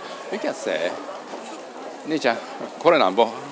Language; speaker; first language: English; non-native, learner; Japanese